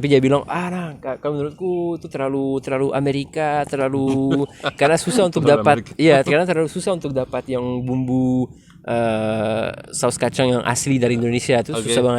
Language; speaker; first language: Indonesian; non-native, fluent; French